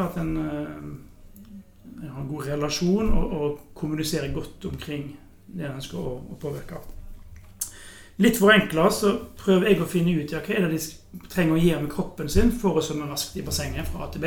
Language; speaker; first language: Norwegian; native; Norwegian